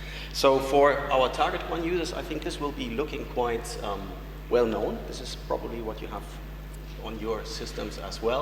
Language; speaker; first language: English; non-native, fluent; German